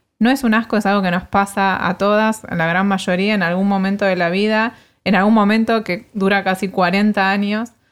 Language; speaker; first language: Spanish; native; Spanish